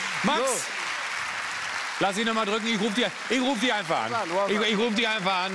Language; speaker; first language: German; native; German